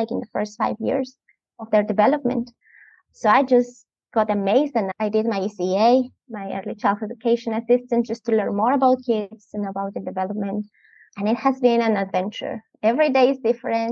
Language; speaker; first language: English; non-native, fluent; Spanish